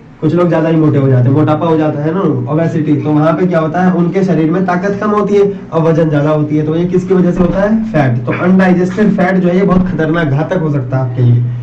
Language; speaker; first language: Hindi; native; Hindi